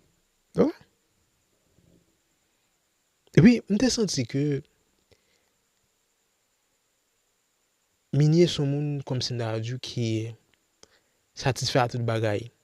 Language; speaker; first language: French; non-native, local second language; Haitian Creole